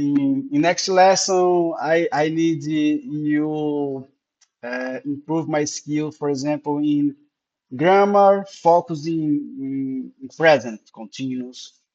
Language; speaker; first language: English; non-native, learner; Portuguese